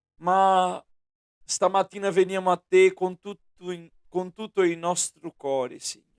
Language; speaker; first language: Italian; non-native, fluent; Portuguese